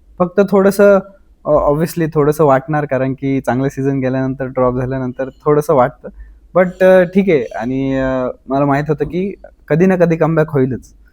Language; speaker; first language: Marathi; native; Marathi